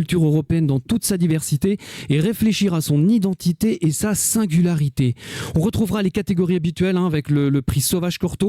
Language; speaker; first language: French; native; French